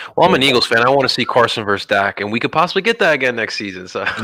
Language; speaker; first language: English; native; English